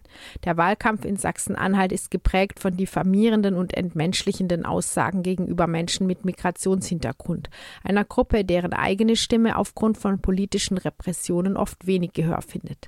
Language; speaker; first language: German; native; German